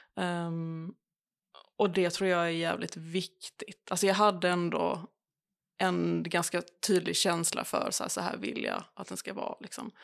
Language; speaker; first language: Swedish; native; Swedish